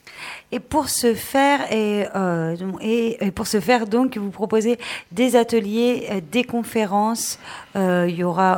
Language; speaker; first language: French; native; French